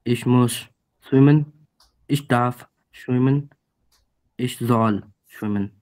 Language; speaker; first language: German; non-native, learner; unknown